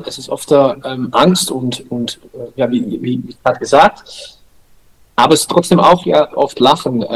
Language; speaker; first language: German; non-native, learner; Dutch